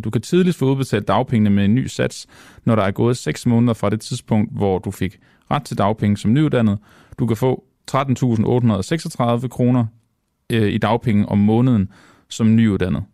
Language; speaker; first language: Danish; native; Danish